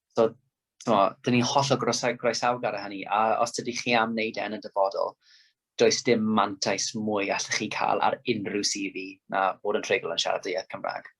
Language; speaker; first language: Welsh; non-native, local second language; English